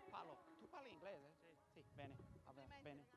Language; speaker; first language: Italian; non-native, learner; English